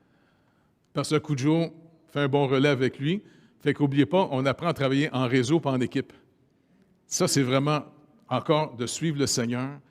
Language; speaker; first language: French; native; French